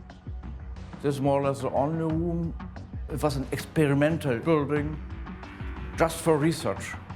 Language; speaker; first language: English; non-native, fluent; German